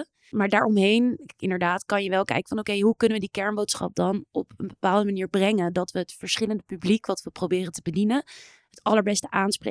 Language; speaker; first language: Dutch; native; Dutch